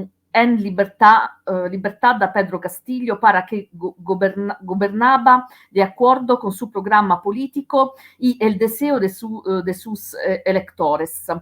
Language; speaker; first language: Spanish; non-native, learner; Italian